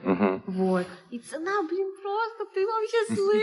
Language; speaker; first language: Russian; native; Russian